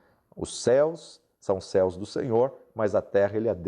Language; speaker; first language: Portuguese; native; Portuguese